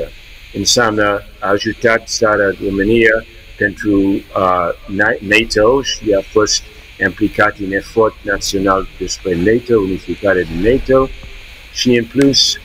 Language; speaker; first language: Romanian; early bilingual, heritage; English